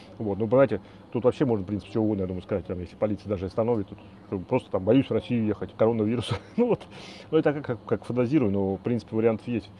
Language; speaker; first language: Russian; native; Russian